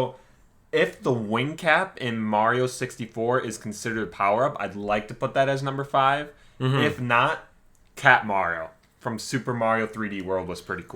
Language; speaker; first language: English; native; English